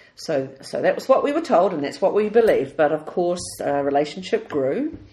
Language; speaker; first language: English; native; English